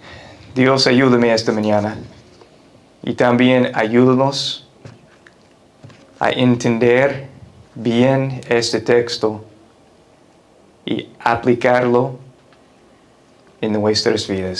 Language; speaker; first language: Spanish; non-native, fluent; English